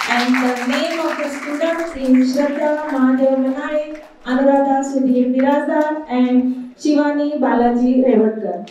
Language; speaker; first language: English; non-native, local second language; Marathi